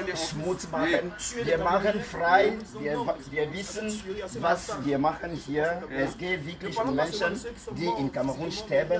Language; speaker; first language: German; non-native, learner; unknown